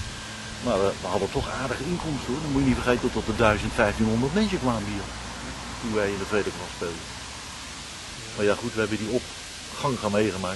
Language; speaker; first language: Dutch; native; Dutch